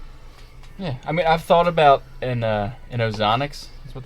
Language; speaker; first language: English; native; English